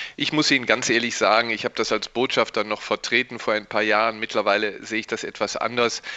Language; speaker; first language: German; native; German